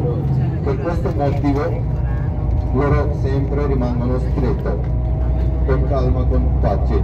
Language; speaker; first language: Italian; non-native, fluent; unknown